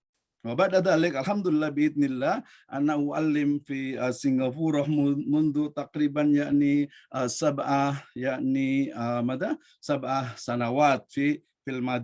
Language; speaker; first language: Arabic; non-native, learner; Indonesian